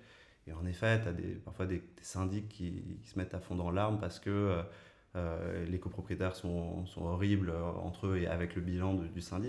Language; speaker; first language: French; native; French